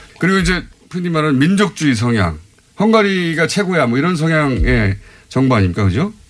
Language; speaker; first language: Korean; native; Korean